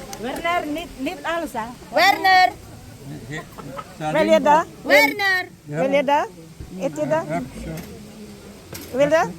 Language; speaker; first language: Dutch; non-native, learner; Filipino